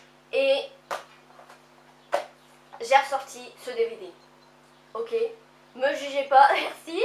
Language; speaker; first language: French; native; French